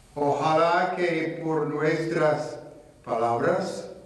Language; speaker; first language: Spanish; non-native, fluent; English